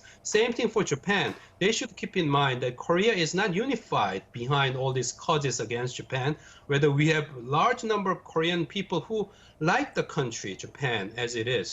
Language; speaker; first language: English; non-native, fluent; Korean